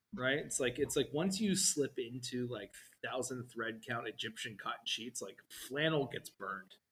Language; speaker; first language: English; native; English